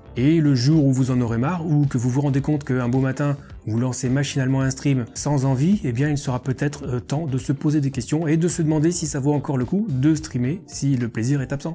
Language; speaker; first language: French; native; French